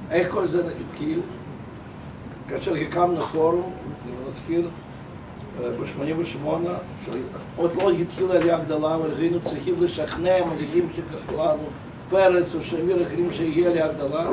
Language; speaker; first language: Hebrew; non-native, fluent; Russian